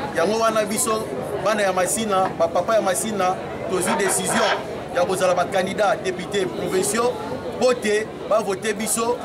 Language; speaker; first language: Lingala; native; Lingala